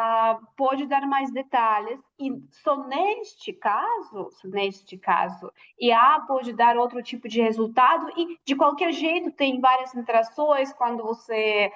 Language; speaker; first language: Portuguese; non-native, fluent; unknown